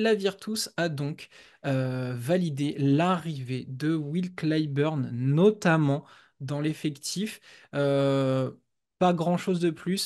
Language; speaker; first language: French; native; French